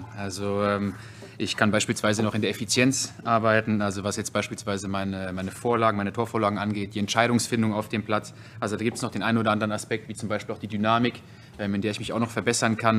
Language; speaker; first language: German; native; German